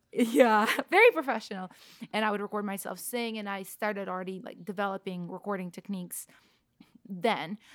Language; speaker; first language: English; non-native, fluent; Russian